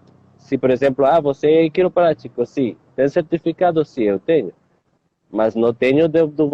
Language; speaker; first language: Portuguese; non-native, learner; Spanish